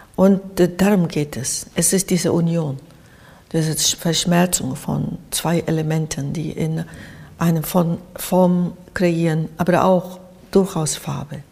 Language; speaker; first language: German; non-native, fluent; Japanese